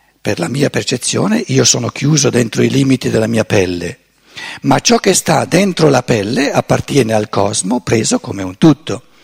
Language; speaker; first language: Italian; native; Italian